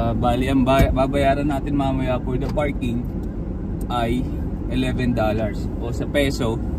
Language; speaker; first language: Filipino; native; Filipino